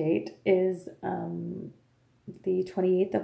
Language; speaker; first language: English; non-native, fluent; French